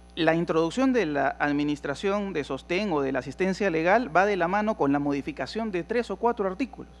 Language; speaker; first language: Spanish; native; Spanish